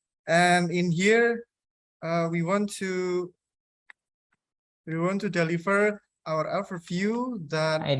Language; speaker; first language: English; non-native, fluent; Indonesian